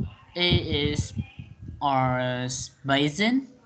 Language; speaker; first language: English; non-native, learner; Vietnamese